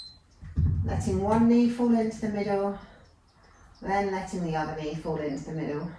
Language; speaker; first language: English; native; English